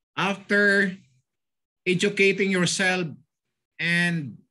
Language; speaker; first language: English; non-native, local second language; Filipino